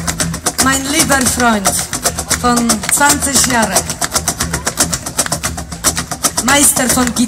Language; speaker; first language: German; non-native, learner; Polish